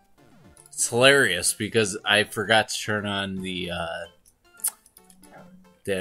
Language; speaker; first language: English; native; English